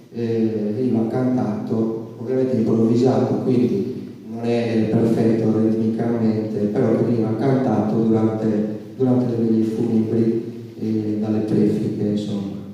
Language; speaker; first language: Italian; native; Italian